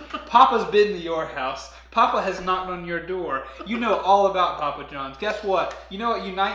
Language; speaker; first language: English; native; English